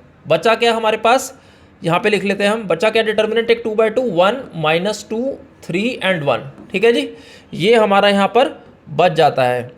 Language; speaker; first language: Hindi; native; Hindi